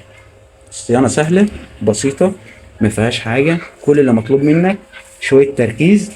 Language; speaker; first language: Arabic; native; Arabic